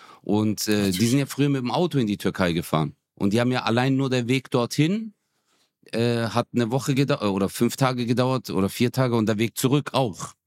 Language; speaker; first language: German; early bilingual, other home language; Turkish